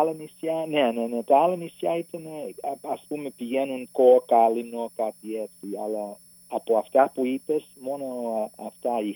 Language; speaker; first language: Greek; early bilingual, heritage; Greek